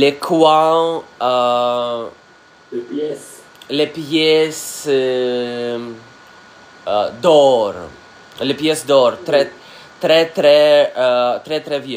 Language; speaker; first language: French; non-native, learner; Russian